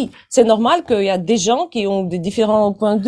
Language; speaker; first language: French; non-native, fluent; Ukrainian